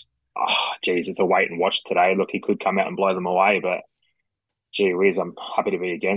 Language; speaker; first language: English; native; English